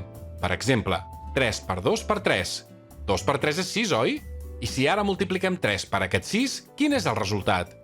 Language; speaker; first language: Catalan; native; Catalan